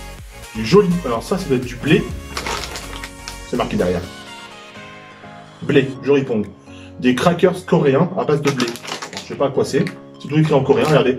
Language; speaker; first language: French; native; French